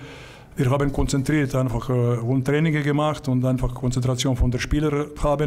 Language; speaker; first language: German; non-native, learner; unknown